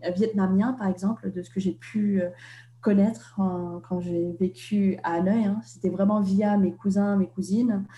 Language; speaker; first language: French; non-native, fluent; Vietnamese